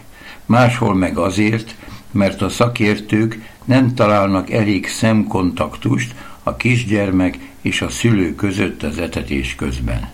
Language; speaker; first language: Hungarian; native; Hungarian